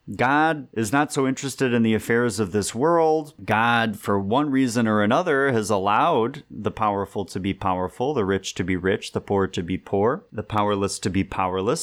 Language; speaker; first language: English; native; English